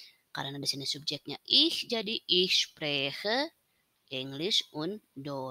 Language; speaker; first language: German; non-native, learner; Indonesian